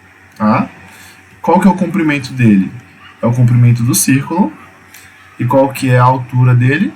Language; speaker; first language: Portuguese; native; Portuguese